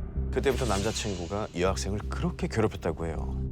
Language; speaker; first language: Korean; native; Korean